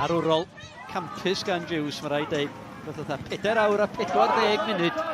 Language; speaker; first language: Welsh; native; Welsh